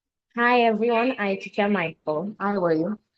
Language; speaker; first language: English; non-native, learner; French